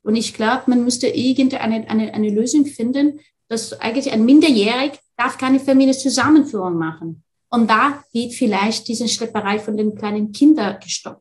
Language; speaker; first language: German; non-native, fluent; Arabic